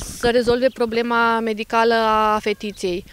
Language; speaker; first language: Romanian; native; Romanian